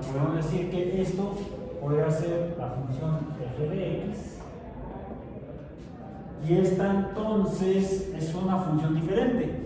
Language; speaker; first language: Spanish; native; Spanish